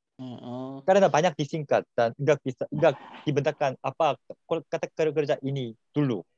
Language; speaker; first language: Indonesian; non-native, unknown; Korean